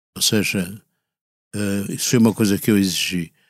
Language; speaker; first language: Portuguese; native; Portuguese